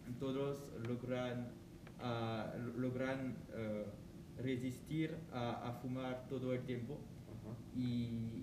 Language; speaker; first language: Spanish; non-native, learner; French